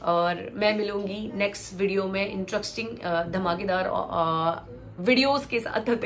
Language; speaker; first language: Hindi; non-native, local second language; Gujarati